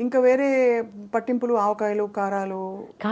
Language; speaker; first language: Telugu; native; Telugu